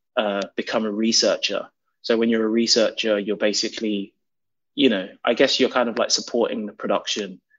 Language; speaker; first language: English; native; English